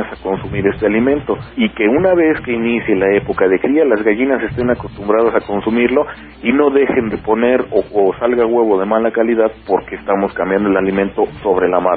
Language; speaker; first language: Spanish; native; Spanish